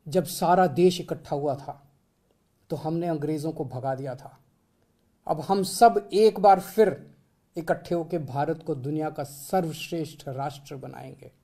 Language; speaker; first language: Hindi; native; Hindi